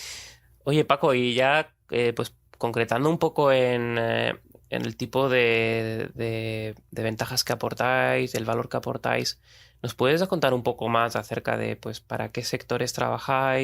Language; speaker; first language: Spanish; native; Spanish